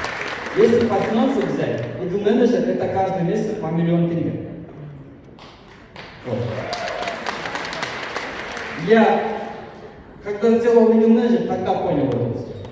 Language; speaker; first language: Russian; non-native, local second language; Kyrgyz